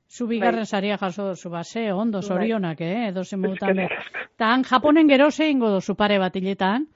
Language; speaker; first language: Basque; native; Basque